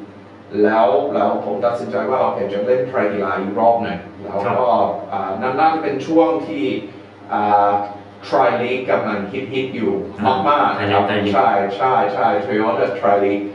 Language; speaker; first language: Thai; non-native, fluent; English